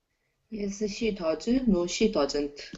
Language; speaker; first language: English; non-native, learner; Korean